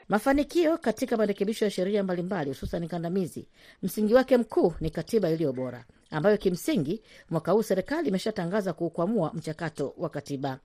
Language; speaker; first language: Swahili; native; Swahili